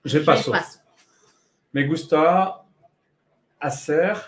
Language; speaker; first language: Spanish; non-native, learner; French